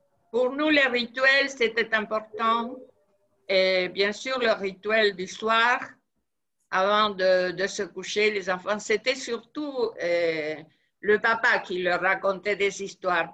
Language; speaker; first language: French; non-native, fluent; Spanish